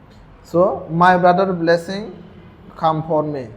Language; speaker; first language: English; non-native, learner; Bangla